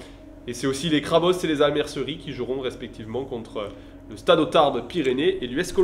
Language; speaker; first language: French; native; French